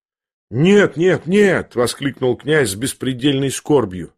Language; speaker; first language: Russian; native; Russian